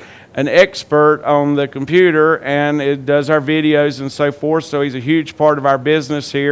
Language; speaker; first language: English; native; English